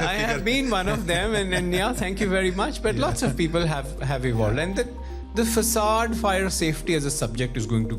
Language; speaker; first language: English; non-native, local second language; Punjabi